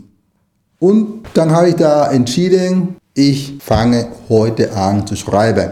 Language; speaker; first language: German; non-native, fluent; Spanish